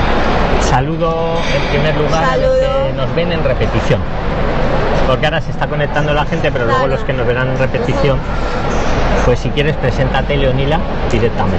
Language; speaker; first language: Spanish; native; Spanish